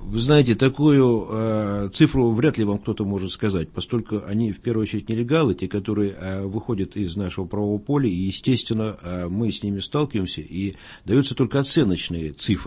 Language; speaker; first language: Russian; native; Russian